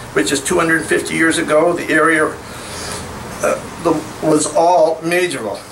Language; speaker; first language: English; native; English